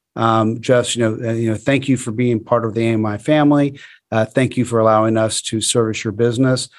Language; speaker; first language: English; native; English